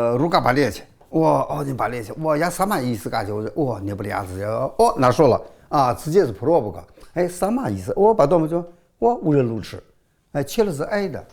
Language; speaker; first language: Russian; non-native, learner; Chinese